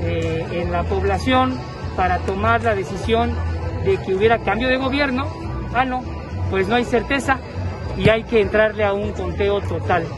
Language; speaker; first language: Spanish; native; Spanish